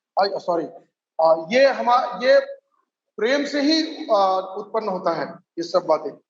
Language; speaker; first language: Hindi; non-native, local second language; Marathi